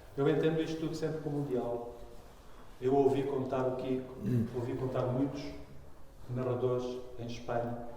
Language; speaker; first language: Portuguese; native; Portuguese